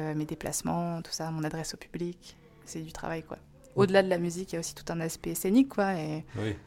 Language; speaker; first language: French; native; French